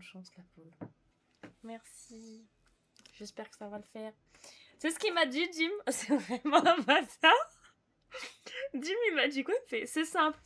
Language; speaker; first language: French; native; French